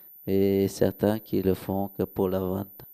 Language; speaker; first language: French; non-native, local second language; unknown